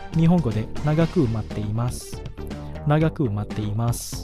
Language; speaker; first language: Japanese; non-native, fluent; Indonesian